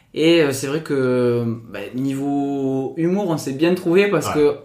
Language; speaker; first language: French; native; French